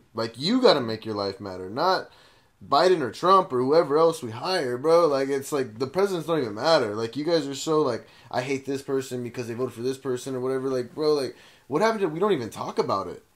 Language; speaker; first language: English; native; English